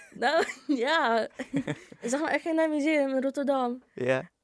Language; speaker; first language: Dutch; early bilingual, other home language; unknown